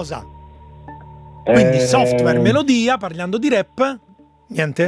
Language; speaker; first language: Italian; native; Italian